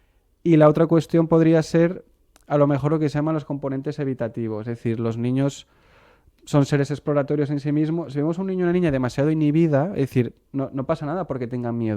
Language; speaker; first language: Spanish; non-native, local second language; Catalan